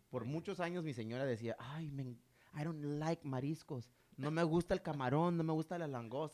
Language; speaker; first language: Spanish; early bilingual, heritage; Spanish